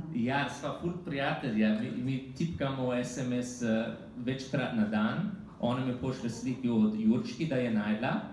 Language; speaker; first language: Slovenian; non-native, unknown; English